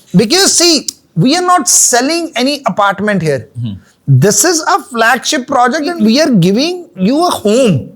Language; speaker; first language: English; non-native, local second language; Punjabi